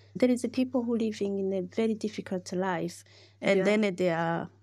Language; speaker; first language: English; non-native, learner; Rundi